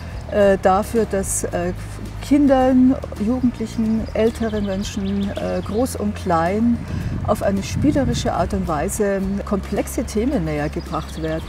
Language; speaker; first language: German; native; German